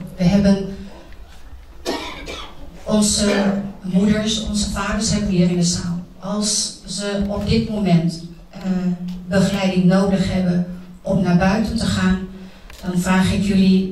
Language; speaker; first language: Dutch; early bilingual, other home language; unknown